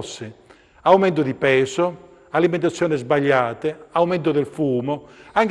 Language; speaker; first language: Italian; native; Italian